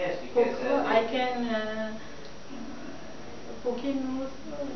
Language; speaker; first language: English; non-native, learner; Sinhala